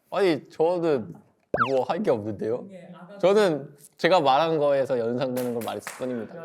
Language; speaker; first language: Korean; native; Korean